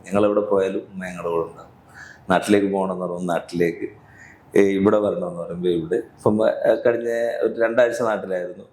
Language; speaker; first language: Malayalam; native; Malayalam